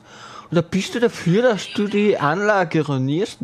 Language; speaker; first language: German; native; German